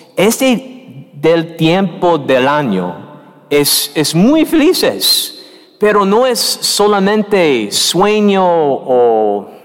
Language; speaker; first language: Spanish; non-native, learner; English